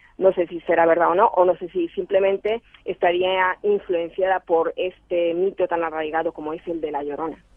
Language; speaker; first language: Spanish; native; Spanish